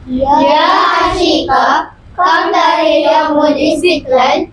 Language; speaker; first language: Arabic; non-native, learner; Malay